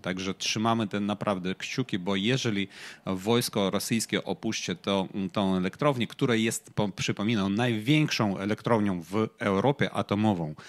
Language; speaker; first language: Polish; non-native, fluent; Ukrainian